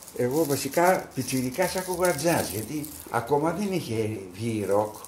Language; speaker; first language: Greek; native; Greek